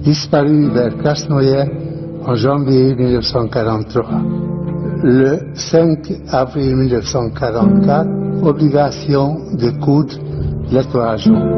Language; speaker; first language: French; non-native, fluent; Hungarian